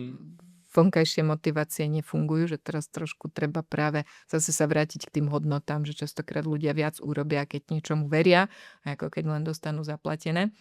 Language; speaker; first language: Slovak; native; Slovak